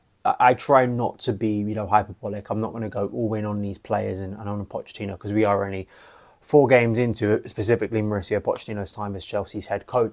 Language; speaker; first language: English; native; English